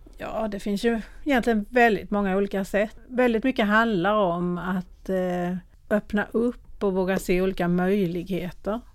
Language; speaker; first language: Swedish; native; Swedish